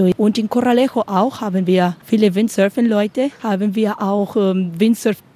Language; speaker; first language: German; non-native, learner; Spanish